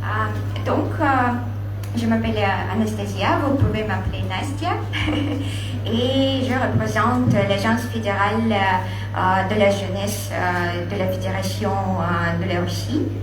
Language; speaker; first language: French; non-native, fluent; Russian